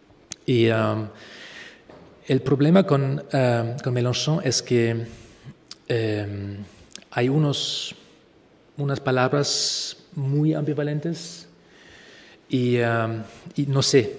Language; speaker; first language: Spanish; non-native, fluent; German